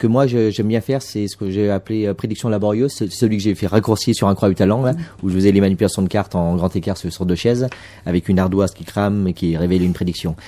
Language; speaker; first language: French; native; French